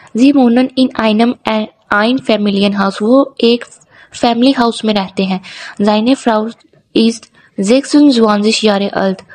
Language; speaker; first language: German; non-native, learner; Urdu